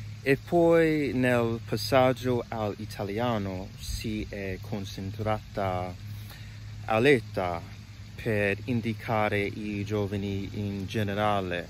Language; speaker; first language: Italian; non-native, learner; English